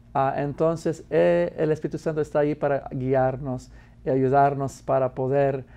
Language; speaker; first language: Spanish; non-native, fluent; English